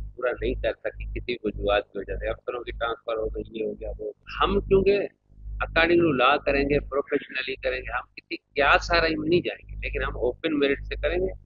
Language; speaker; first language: Urdu; non-native, local second language; Sindhi